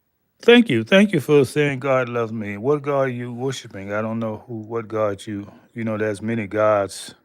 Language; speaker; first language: English; native; English